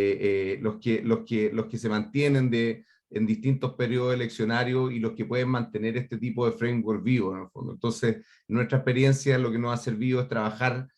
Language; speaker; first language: Spanish; native; Spanish